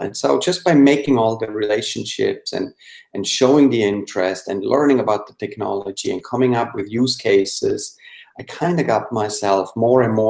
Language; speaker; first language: English; non-native, fluent; Swiss German